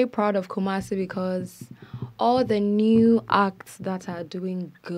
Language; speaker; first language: English; non-native, local second language; Akan